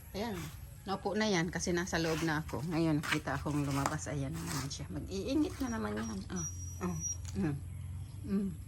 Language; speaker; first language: Filipino; non-native, local second language; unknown